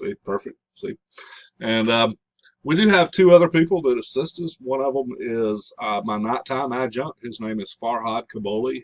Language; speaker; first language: English; native; English